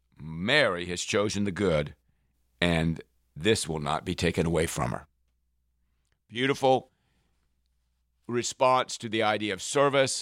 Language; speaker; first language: English; native; English